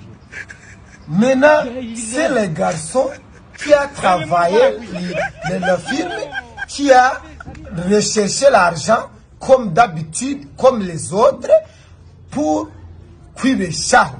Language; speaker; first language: French; non-native, learner; Rundi